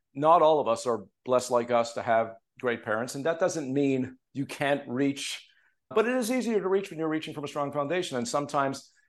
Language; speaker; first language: English; native; English